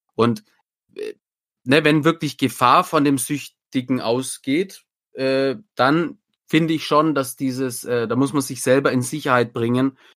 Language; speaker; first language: German; native; German